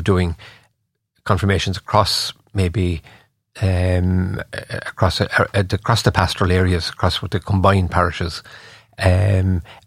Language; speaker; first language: English; native; English